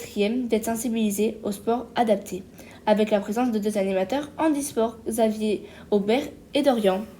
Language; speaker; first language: French; native; French